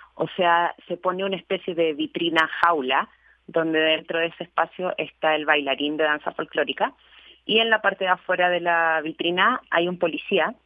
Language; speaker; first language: Spanish; native; Spanish